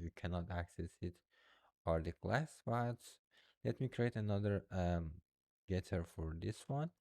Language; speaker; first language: English; non-native, fluent; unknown